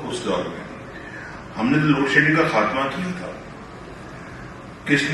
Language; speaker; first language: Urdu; non-native, local second language; Punjabi